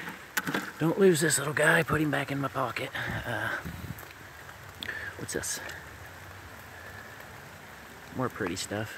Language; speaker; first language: English; native; English